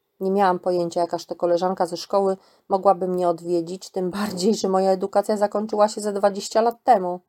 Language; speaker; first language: Polish; native; Polish